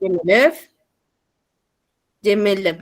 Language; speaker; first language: French; non-native, learner; Spanish